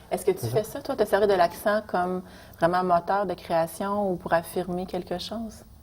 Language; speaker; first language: French; native; French